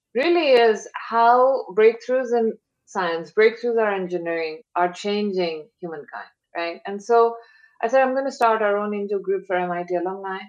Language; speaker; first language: English; non-native, local second language; Hindi